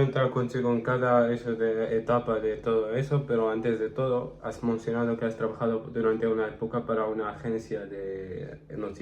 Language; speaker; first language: Spanish; non-native, fluent; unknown